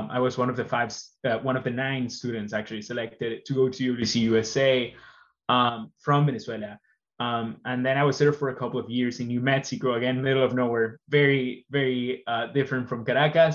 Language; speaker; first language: English; non-native, fluent; Spanish